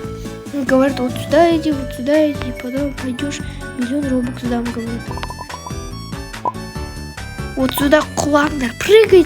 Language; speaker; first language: Russian; non-native, local second language; Kazakh